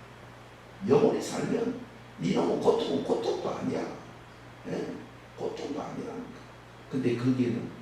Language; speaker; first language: Korean; native; Korean